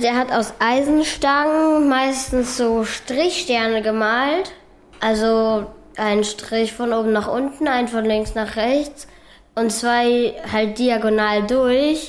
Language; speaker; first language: German; native; German